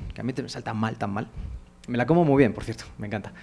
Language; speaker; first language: Spanish; native; Spanish